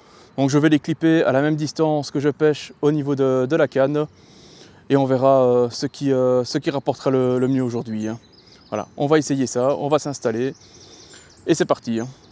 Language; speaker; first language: French; native; French